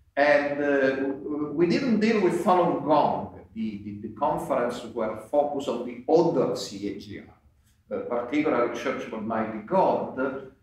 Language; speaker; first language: English; non-native, fluent; Italian